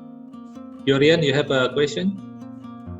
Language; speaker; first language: English; non-native, learner; Indonesian